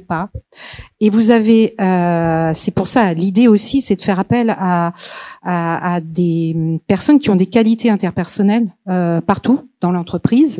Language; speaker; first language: French; native; French